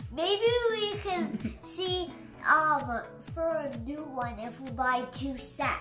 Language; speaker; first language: English; native; English